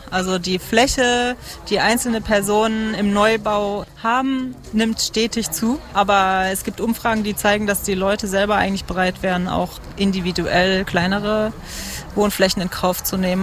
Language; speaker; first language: German; native; German